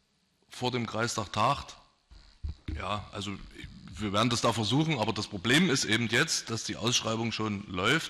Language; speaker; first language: German; native; German